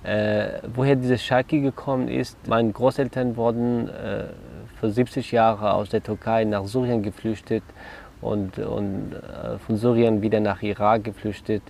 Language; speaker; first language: German; non-native, learner; Kurdish